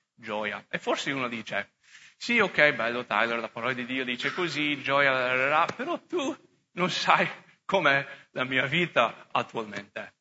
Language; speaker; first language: Italian; non-native, fluent; English